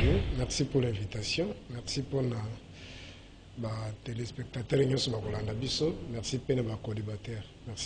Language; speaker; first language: French; non-native, local second language; Lingala